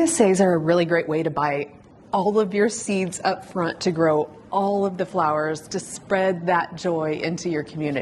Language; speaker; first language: English; native; English